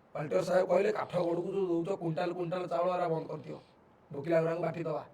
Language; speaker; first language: Odia; native; Odia